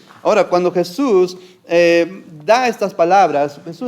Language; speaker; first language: Spanish; native; Spanish